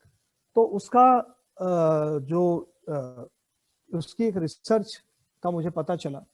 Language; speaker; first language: Hindi; native; Hindi